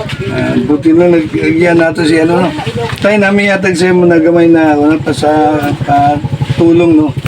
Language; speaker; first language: Filipino; non-native, local second language; Cebuano